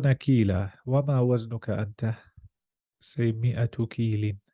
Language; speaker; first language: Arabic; non-native, fluent; English